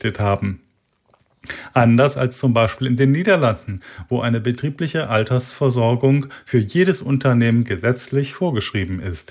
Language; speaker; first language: German; native; German